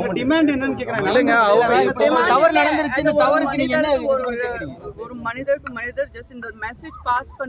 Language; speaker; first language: Tamil; non-native, learner; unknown